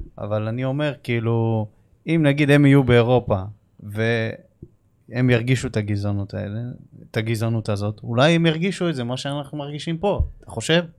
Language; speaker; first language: Hebrew; native; Hebrew